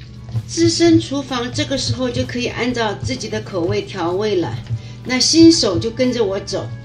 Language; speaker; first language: Chinese; native; Chinese